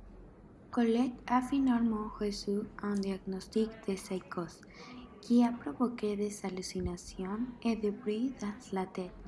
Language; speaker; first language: French; non-native, learner; Spanish